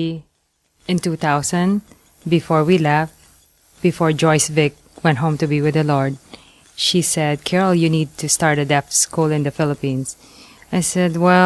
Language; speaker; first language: English; non-native, local second language; Pampanga